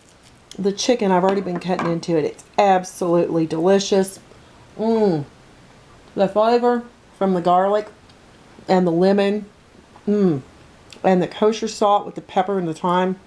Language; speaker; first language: English; native; English